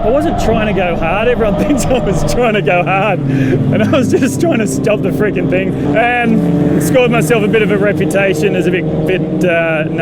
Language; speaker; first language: English; native; English